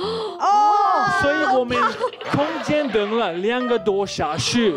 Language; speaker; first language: Chinese; non-native, fluent; Slovak